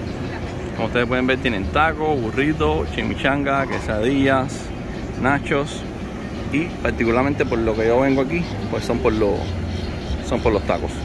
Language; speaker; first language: Spanish; native; Spanish